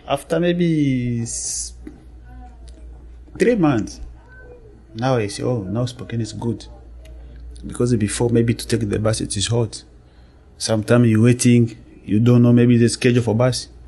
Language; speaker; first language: English; non-native, learner; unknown